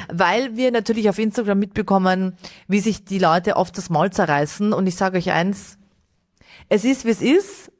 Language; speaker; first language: German; native; German